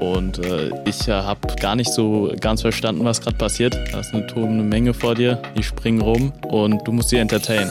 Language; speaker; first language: German; native; German